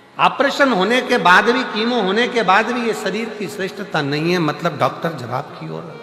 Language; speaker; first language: Hindi; native; Hindi